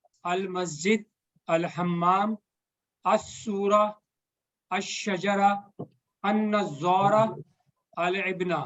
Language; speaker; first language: Arabic; non-native, learner; Urdu